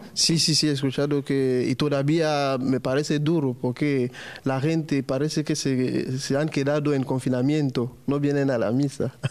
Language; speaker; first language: Spanish; non-native, learner; French